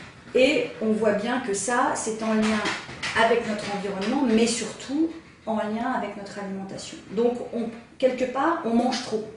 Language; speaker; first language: French; native; French